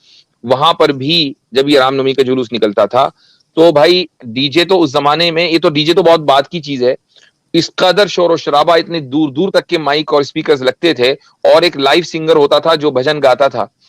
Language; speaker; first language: Hindi; native; Hindi